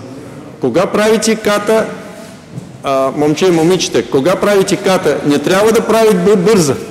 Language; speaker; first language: Bulgarian; non-native, learner; Russian